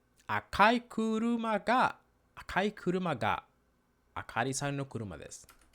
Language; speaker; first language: Japanese; non-native, learner; Spanish